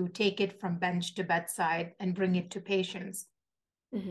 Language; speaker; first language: English; non-native, local second language; Malayalam